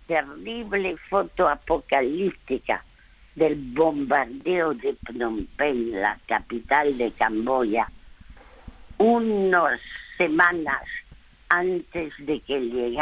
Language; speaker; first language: Spanish; early bilingual, other home language; French